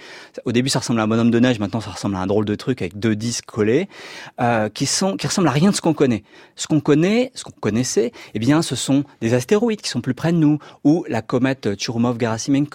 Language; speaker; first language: French; native; French